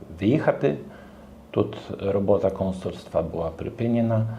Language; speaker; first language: Ukrainian; non-native, learner; Polish